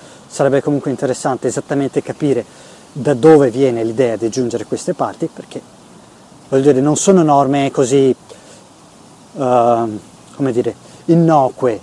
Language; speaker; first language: Italian; native; Italian